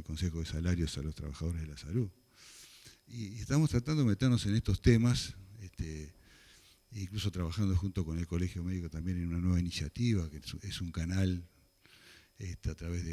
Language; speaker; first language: Spanish; native; Spanish